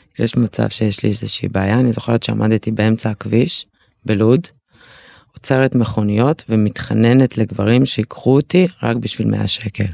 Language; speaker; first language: Hebrew; early bilingual, other home language; Russian